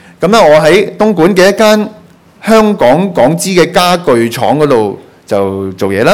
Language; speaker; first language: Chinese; non-native, local second language; Cantonese